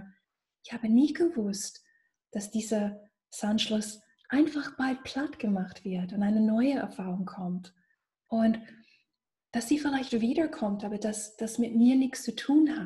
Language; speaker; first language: German; non-native, fluent; English